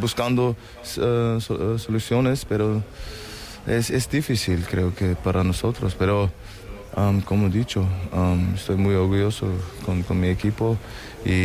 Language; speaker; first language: Spanish; non-native, learner; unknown